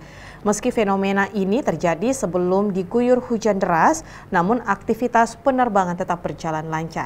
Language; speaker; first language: Indonesian; native; Indonesian